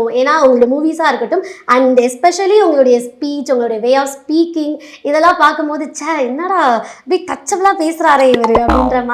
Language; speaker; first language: Tamil; native; Tamil